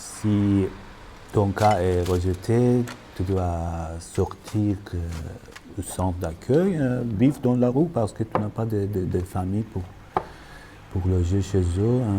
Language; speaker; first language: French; non-native, learner; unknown